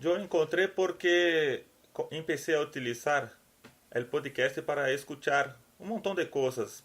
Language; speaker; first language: Spanish; non-native, learner; Portuguese